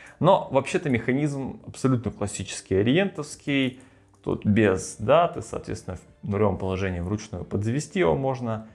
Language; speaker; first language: Russian; native; Russian